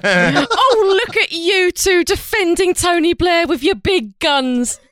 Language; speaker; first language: English; native; English